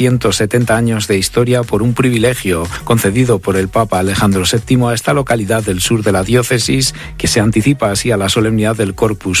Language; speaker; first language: Spanish; native; Spanish